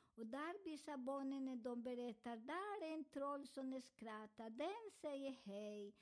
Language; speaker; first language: Swedish; non-native, learner; Spanish